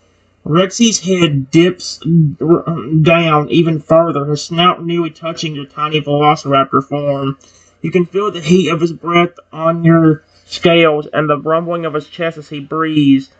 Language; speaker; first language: English; native; English